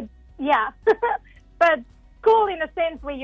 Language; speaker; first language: English; non-native, local second language; Dutch